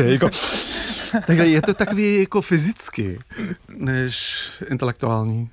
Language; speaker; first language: Czech; non-native, fluent; English